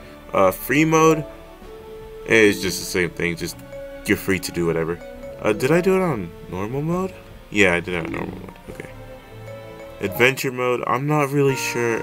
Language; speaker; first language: English; native; English